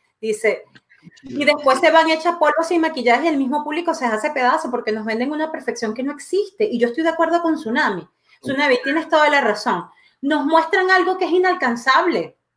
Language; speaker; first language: Spanish; native; Spanish